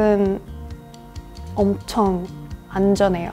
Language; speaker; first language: Korean; non-native, fluent; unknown